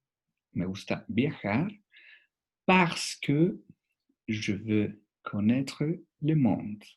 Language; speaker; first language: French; non-native, fluent; Spanish